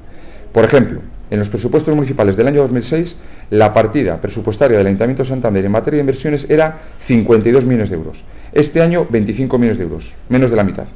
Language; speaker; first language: Spanish; native; Spanish